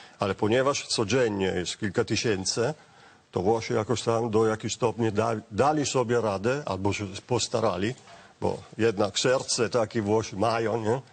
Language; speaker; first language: Polish; non-native, learner; Italian